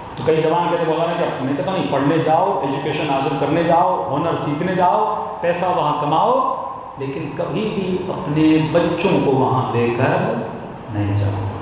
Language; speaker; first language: Urdu; early bilingual, heritage; Urdu